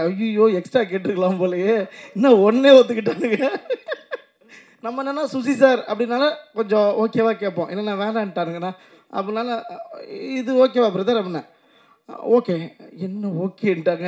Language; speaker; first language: Tamil; native; Tamil